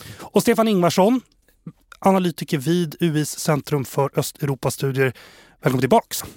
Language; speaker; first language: Swedish; native; Swedish